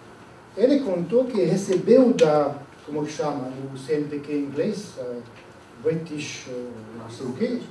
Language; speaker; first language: Portuguese; non-native, fluent; French